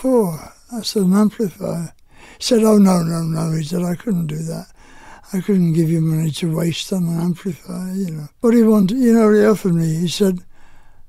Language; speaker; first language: English; native; English